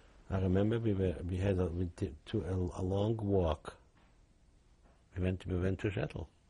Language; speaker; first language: English; non-native, fluent; Yiddish